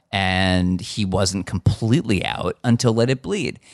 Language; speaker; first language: English; native; English